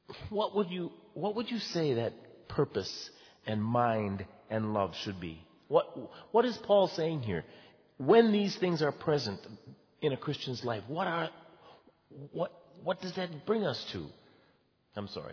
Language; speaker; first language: English; native; English